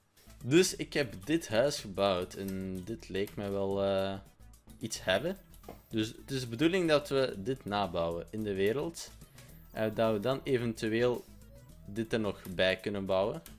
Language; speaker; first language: Dutch; native; Dutch